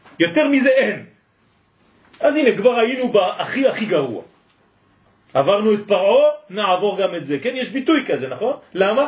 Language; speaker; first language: Hebrew; non-native, fluent; French